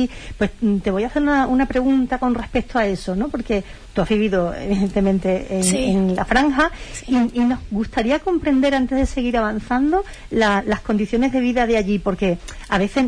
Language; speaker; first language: Spanish; native; Spanish